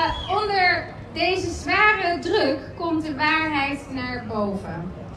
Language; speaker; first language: Dutch; early bilingual, other home language; Spanish